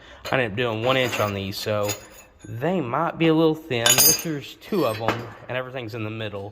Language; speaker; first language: English; native; English